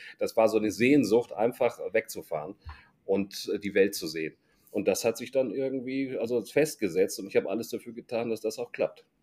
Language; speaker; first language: German; native; German